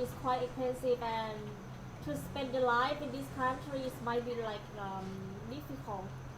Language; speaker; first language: English; non-native, learner; Thai